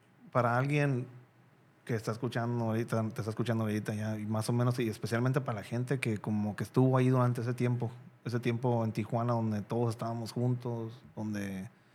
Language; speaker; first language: Spanish; native; Spanish